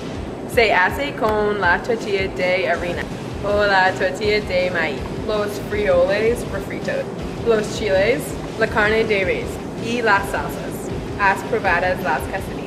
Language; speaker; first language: Spanish; non-native, learner; English